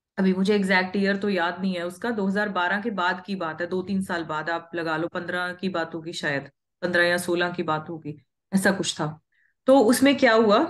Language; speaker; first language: Hindi; non-native, local second language; Punjabi